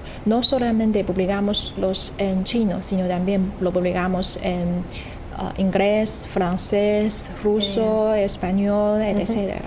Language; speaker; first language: Spanish; non-native, fluent; Chinese